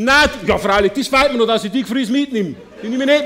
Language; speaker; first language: German; native; German